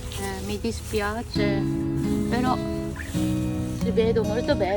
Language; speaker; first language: Italian; non-native, fluent; Japanese